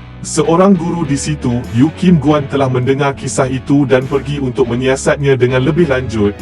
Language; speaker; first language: Malay; native; Malay